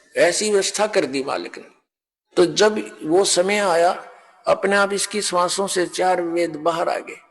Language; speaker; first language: Hindi; native; Hindi